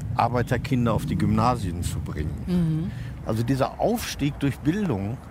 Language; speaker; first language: German; native; German